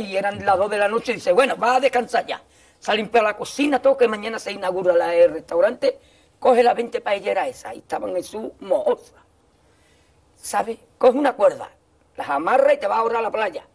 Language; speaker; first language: Spanish; native; Spanish